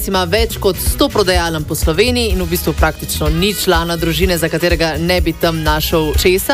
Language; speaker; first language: Slovenian; native; Slovenian